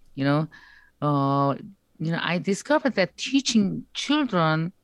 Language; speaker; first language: English; non-native, learner; Korean